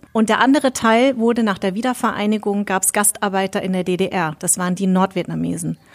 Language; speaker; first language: German; early bilingual, other home language; Vietnamese